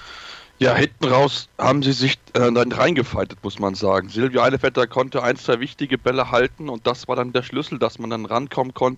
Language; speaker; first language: German; native; German